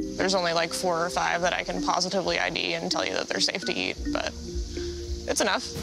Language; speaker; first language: English; native; English